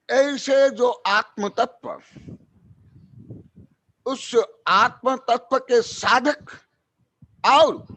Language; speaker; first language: Hindi; native; Hindi